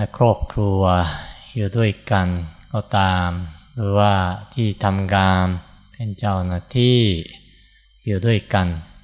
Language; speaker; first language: Thai; non-native, fluent; Japanese